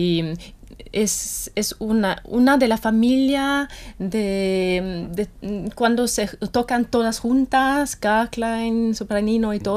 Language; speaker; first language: Spanish; non-native, fluent; German